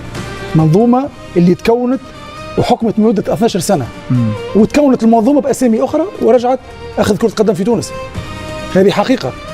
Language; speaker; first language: Arabic; native; Arabic